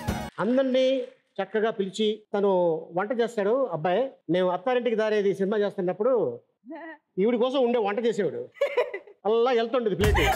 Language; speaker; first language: Telugu; native; Telugu